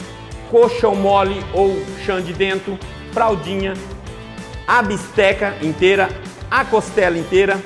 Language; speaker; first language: Portuguese; native; Portuguese